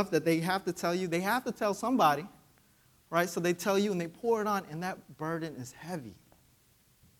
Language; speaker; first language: English; early bilingual, other home language; Vietnamese